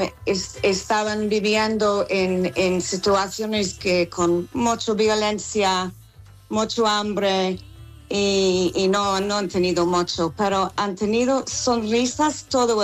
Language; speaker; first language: Spanish; non-native, fluent; English